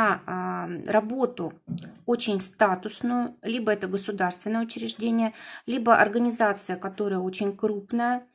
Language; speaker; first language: Russian; native; Russian